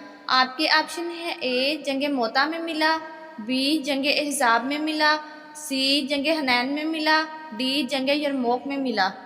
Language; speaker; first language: Urdu; native; Urdu